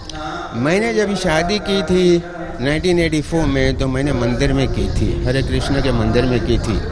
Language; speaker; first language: Hindi; non-native, local second language; Sindhi